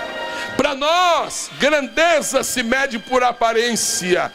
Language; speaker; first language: Portuguese; native; Portuguese